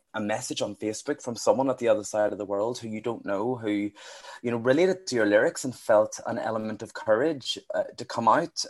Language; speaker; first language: English; native; English